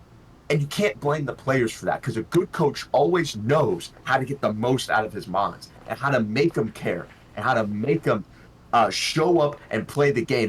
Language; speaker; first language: English; native; English